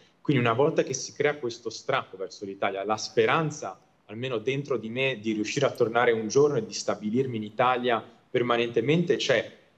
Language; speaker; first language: Italian; native; Italian